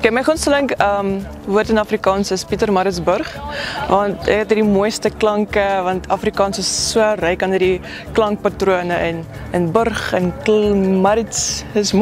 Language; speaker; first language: Afrikaans; non-native, learner; Russian